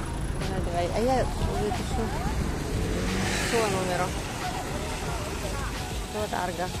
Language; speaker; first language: Italian; non-native, learner; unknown